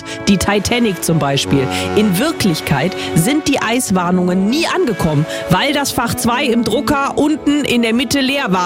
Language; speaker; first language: German; native; German